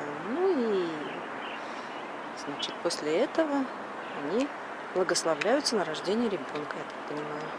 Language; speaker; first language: Russian; native; Russian